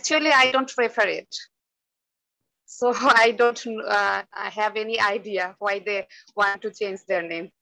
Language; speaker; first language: English; non-native, learner; Bangla